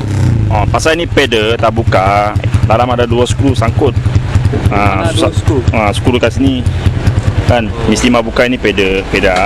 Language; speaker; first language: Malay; non-native, local second language; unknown